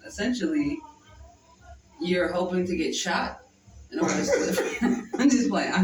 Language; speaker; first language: English; native; English